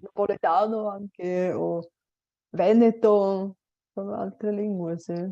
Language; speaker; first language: Italian; non-native, fluent; Bulgarian